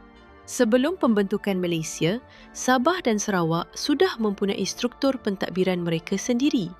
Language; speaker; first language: Malay; native; Malay